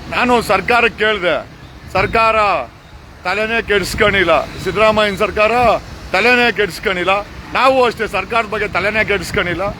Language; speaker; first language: Kannada; native; Kannada